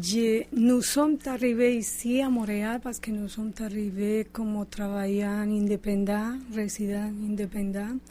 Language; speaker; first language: French; non-native, learner; Spanish